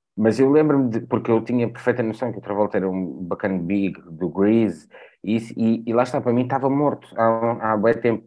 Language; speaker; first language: Portuguese; native; Portuguese